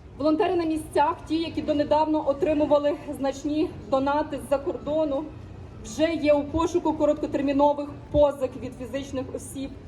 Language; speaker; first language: Ukrainian; native; Ukrainian